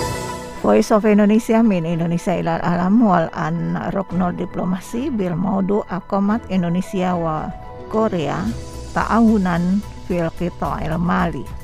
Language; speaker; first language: Arabic; non-native, fluent; Indonesian